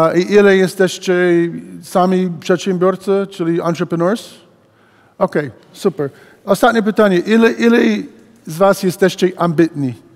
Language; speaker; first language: Polish; non-native, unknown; English